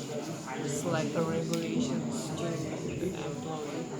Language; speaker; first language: English; non-native, learner; Indonesian